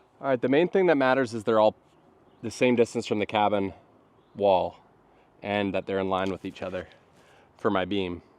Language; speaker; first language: English; native; English